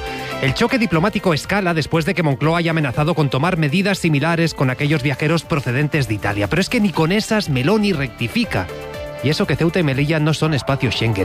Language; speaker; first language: Spanish; native; Spanish